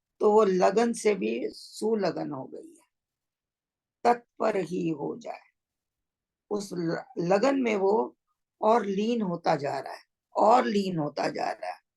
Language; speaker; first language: Hindi; native; Hindi